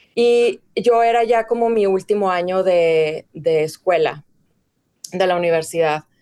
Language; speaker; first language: Spanish; native; Spanish